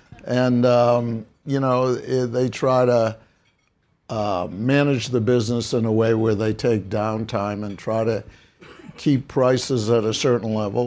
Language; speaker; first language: English; native; English